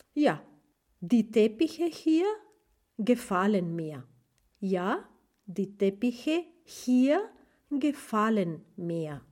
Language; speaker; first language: German; non-native, fluent; Spanish